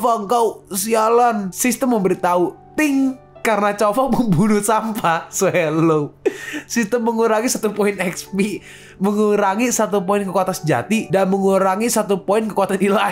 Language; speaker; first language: Indonesian; native; Indonesian